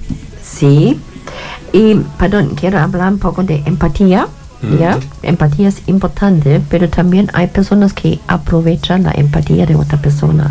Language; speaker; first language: Spanish; non-native, fluent; German